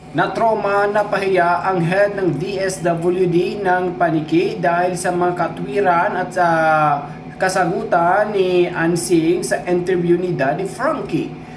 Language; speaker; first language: Filipino; non-native, local second language; Cebuano